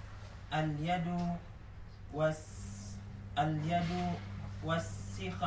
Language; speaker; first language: Arabic; non-native, learner; Indonesian